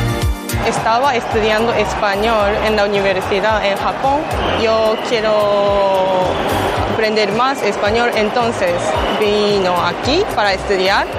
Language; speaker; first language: Spanish; non-native, learner; Japanese